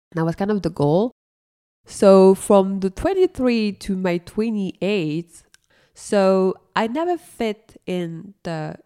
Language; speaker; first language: English; non-native, fluent; French